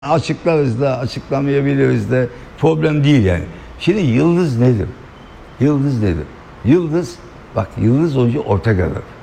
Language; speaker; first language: Turkish; native; Turkish